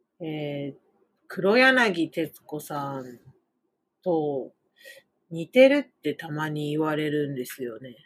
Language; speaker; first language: Japanese; native; Japanese